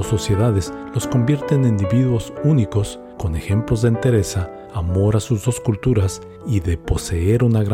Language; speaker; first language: Spanish; native; Spanish